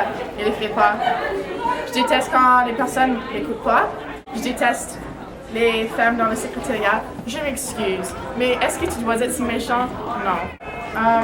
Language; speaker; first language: French; non-native, learner; English